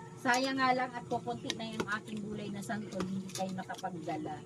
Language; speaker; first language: Filipino; native; Filipino